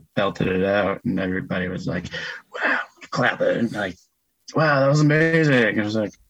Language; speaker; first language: English; native; English